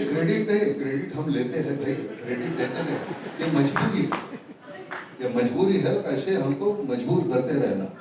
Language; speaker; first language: Hindi; non-native, local second language; Marathi